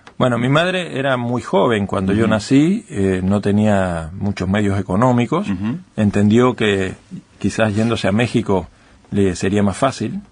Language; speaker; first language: Spanish; native; Spanish